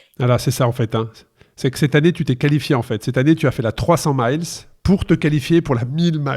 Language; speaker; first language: French; native; French